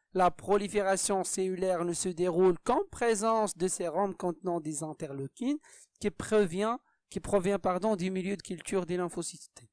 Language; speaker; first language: French; non-native, local second language; Arabic